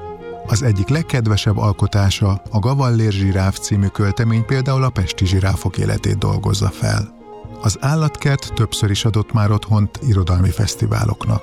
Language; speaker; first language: Hungarian; native; Hungarian